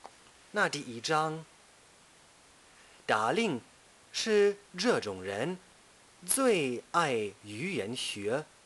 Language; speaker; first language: Chinese; non-native, fluent; German